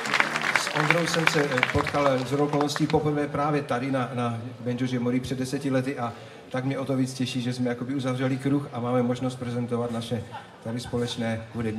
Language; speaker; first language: Czech; native; Czech